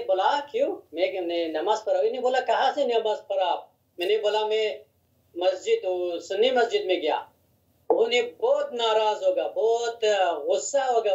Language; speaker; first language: Hindi; non-native, learner; Hazaragi